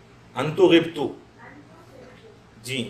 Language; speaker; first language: Arabic; non-native, fluent; Urdu